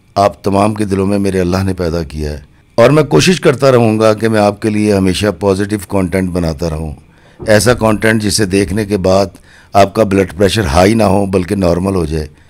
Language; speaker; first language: Urdu; non-native, local second language; Punjabi